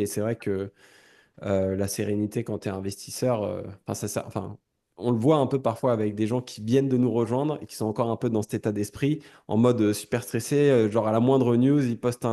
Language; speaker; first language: French; native; French